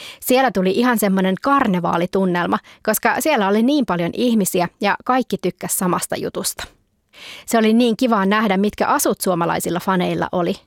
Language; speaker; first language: Finnish; early bilingual, heritage; Finnish